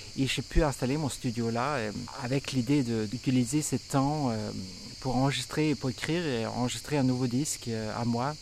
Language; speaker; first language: French; non-native, fluent; Swedish